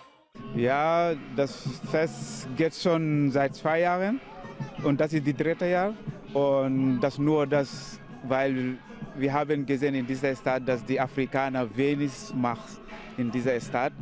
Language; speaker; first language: German; non-native, learner; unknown